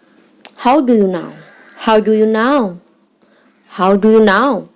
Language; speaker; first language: English; non-native, local second language; Hindi